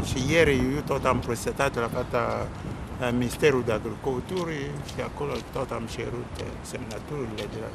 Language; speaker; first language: Romanian; non-native, local second language; Russian